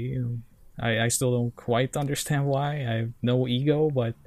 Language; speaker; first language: English; non-native, fluent; Norwegian